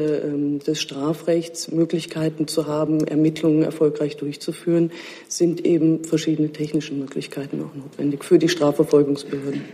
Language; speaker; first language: German; native; German